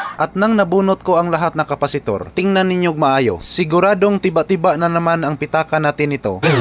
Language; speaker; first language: Filipino; non-native, local second language; Cebuano